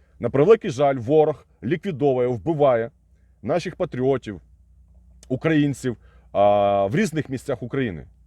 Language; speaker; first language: Ukrainian; non-native, local second language; Russian